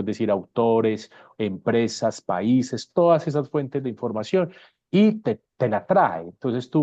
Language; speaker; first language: Spanish; native; Spanish